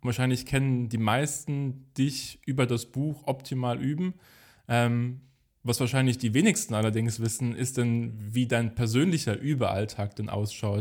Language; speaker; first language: German; native; German